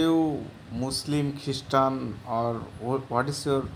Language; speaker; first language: English; non-native, learner; Bangla